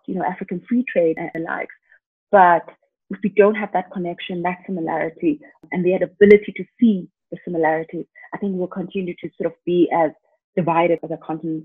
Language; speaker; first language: English; non-native, local second language; Xhosa